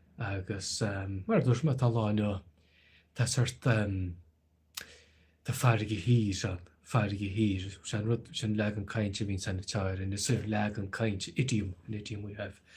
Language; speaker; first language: Irish; native; Irish